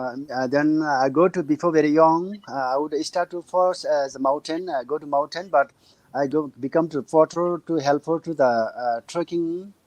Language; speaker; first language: English; non-native, learner; Nepali